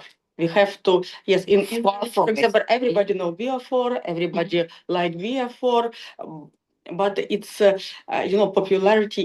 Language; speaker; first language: English; non-native, learner; Russian